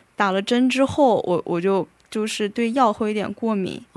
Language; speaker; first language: Chinese; native; Chinese